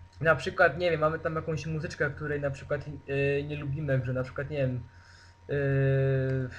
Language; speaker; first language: Polish; native; Polish